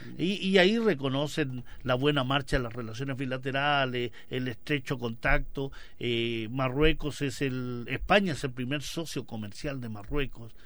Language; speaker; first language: Spanish; native; Spanish